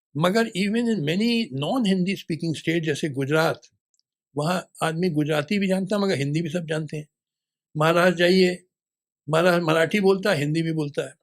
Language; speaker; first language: Hindi; native; Hindi